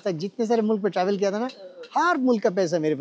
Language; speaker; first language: Hindi; non-native, fluent; Bangla